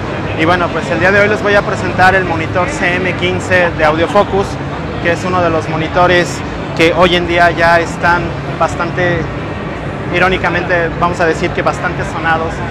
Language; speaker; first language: Spanish; native; Spanish